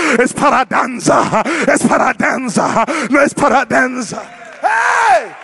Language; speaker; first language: Spanish; non-native, learner; English